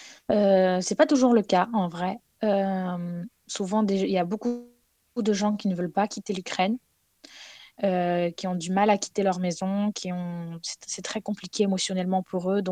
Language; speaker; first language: French; non-native, fluent; Ukrainian